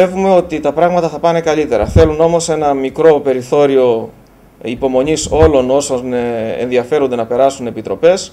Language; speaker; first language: Greek; native; Greek